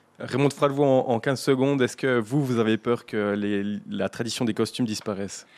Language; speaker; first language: French; native; French